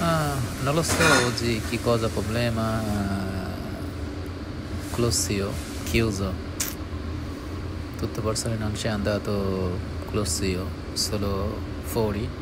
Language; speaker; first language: Italian; non-native, learner; Bangla